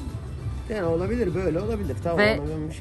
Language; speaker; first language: Turkish; native; Turkish